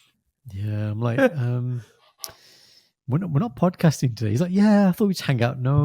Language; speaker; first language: English; early bilingual, other home language; Punjabi